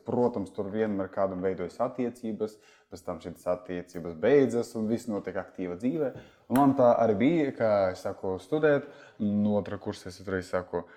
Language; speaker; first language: Latvian; non-native, local second language; Russian